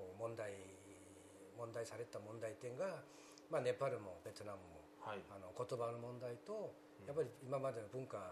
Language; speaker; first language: Japanese; non-native, fluent; Korean